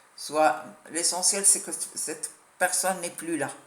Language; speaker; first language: French; non-native, local second language; Arabic